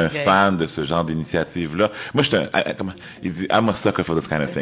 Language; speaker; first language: French; native; French